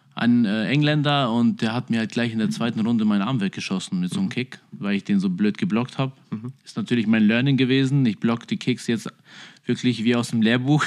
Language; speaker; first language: German; early bilingual, other home language; Albanian